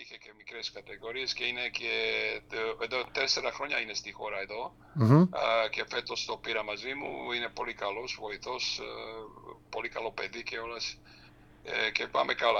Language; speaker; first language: Greek; non-native, fluent; Serbian